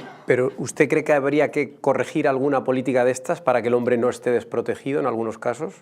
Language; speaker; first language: Spanish; native; Spanish